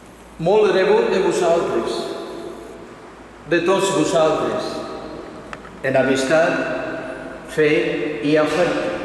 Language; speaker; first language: Catalan; non-native, fluent; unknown